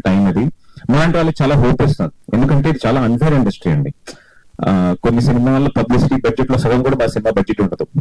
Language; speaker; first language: Telugu; native; Telugu